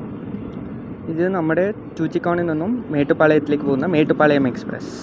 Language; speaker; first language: Malayalam; native; Malayalam